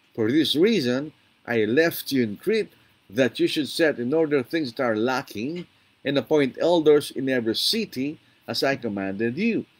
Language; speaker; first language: English; non-native, local second language; Filipino